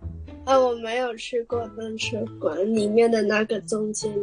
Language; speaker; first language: Chinese; non-native, local second language; Cantonese